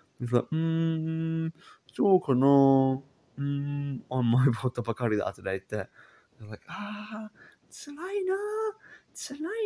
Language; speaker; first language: Japanese; non-native, learner; English